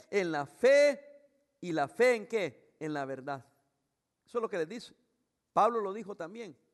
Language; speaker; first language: Spanish; native; Spanish